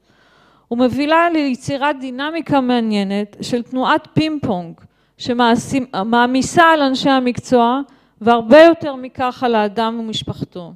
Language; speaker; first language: Hebrew; native; Hebrew